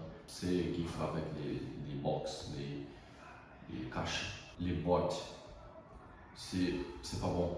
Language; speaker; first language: French; non-native, learner; Portuguese